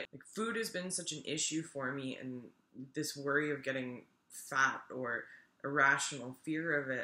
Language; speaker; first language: English; native; English